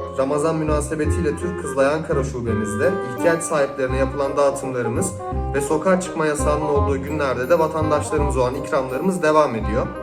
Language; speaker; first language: Turkish; native; Turkish